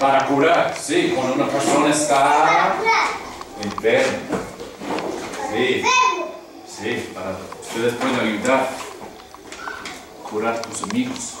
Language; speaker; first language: Spanish; non-native, fluent; English